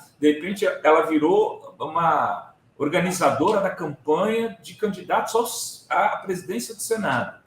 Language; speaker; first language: Portuguese; native; Portuguese